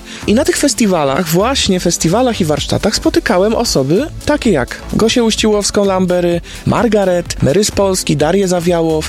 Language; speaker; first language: Polish; native; Polish